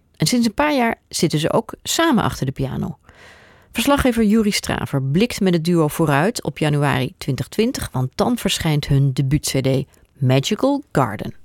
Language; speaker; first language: Dutch; native; Dutch